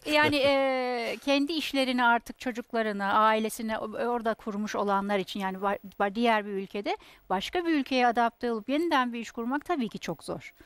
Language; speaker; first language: Turkish; native; Turkish